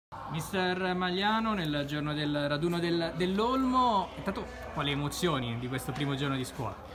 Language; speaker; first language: Italian; native; Italian